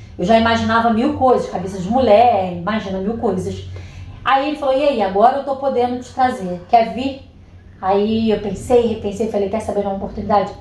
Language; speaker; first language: Portuguese; native; Portuguese